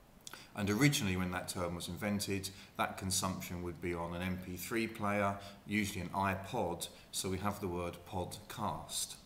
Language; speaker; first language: English; native; English